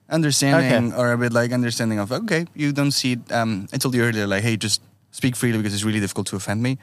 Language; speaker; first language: English; non-native, fluent; Spanish